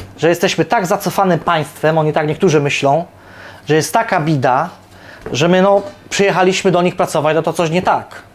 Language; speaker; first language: Polish; native; Polish